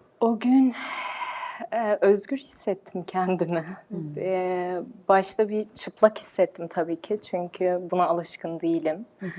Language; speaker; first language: Turkish; early bilingual, heritage; Turkish